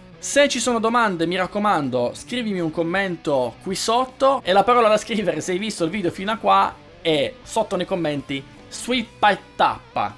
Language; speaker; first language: Italian; native; Italian